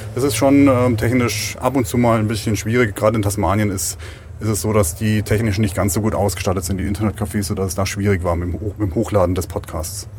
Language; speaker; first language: German; native; German